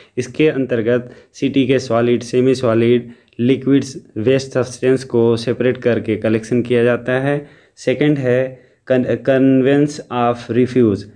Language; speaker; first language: Hindi; native; Hindi